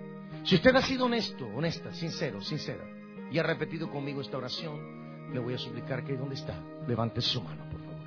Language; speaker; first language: Spanish; native; Spanish